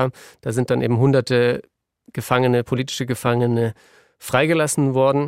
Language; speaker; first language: German; native; German